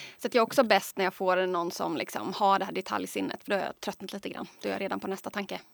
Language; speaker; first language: Swedish; native; Swedish